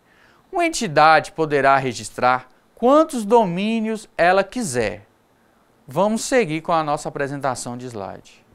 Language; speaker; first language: Portuguese; native; Portuguese